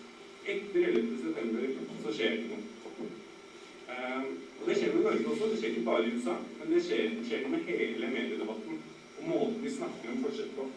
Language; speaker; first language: Norwegian; native; Norwegian